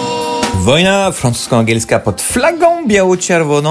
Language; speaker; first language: Polish; non-native, fluent; French